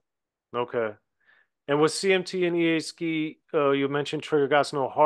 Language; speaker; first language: English; native; English